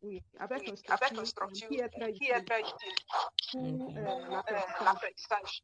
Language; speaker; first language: French; non-native, learner; Yoruba